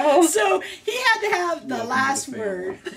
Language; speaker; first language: English; native; English